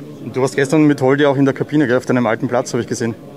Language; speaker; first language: German; native; German